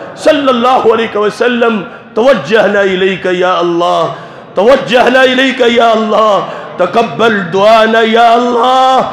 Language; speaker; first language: Arabic; non-native, fluent; Urdu